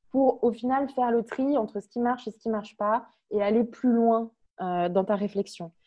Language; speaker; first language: French; native; French